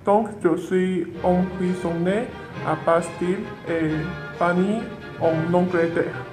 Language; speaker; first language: French; non-native, learner; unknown